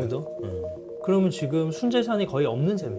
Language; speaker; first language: Korean; native; Korean